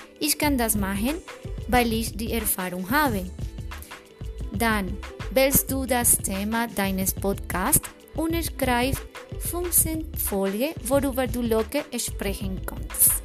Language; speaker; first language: German; non-native, fluent; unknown